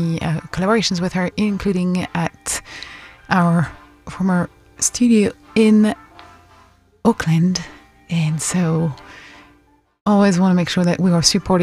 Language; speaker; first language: English; non-native, fluent; French